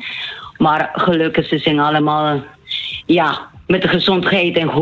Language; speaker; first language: Dutch; non-native, learner; Spanish